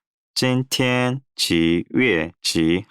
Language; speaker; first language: Chinese; non-native, learner; Korean